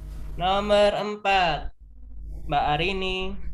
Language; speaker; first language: Indonesian; native; Indonesian